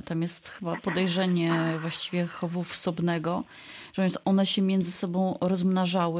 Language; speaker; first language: Polish; native; Polish